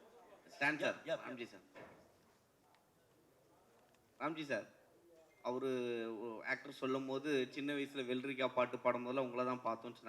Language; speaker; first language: Tamil; native; Tamil